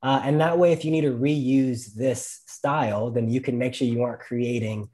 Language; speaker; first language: English; native; English